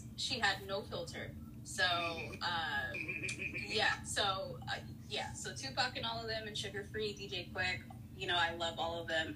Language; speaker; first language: English; native; English